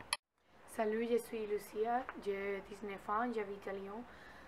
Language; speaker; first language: French; non-native, learner; Spanish